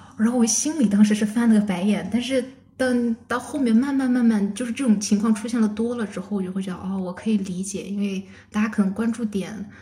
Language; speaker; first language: Chinese; non-native, local second language; Kazakh